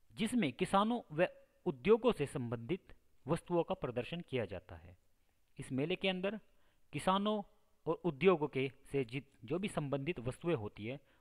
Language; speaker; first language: Hindi; native; Hindi